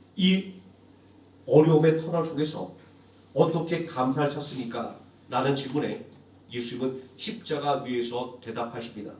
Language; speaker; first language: Korean; native; Korean